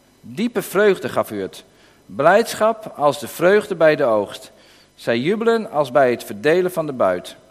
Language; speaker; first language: Dutch; native; Dutch